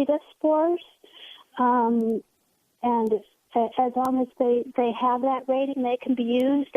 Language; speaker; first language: English; native; English